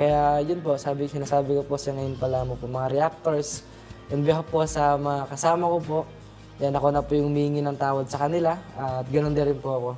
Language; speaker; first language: Filipino; native; Filipino